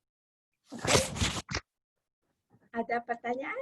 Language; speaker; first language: Indonesian; non-native, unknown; English